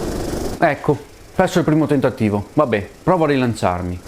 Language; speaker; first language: Italian; native; Italian